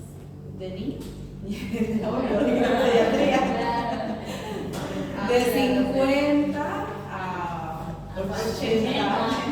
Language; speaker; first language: Spanish; native; Spanish